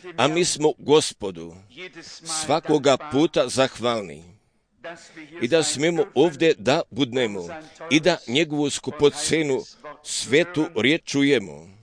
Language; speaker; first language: Croatian; early bilingual, heritage; Serbian